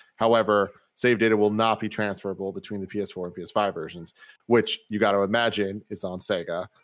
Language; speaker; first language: English; native; English